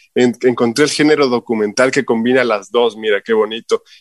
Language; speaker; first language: Spanish; native; Spanish